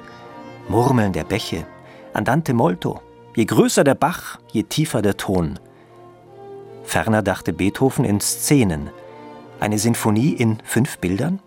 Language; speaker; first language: German; native; German